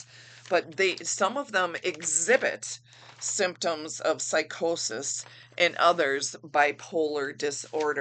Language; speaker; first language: English; native; English